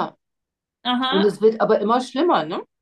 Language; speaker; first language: German; native; German